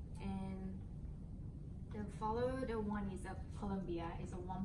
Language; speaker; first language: English; non-native, learner; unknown